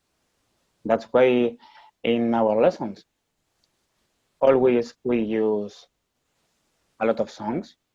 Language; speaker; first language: English; non-native, learner; Spanish